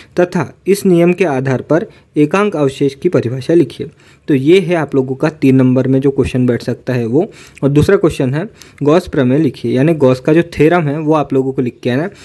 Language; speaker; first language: Hindi; native; Hindi